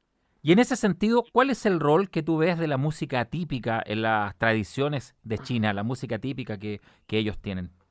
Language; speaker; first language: Spanish; native; Spanish